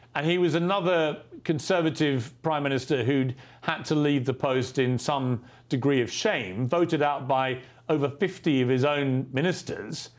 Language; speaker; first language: English; native; English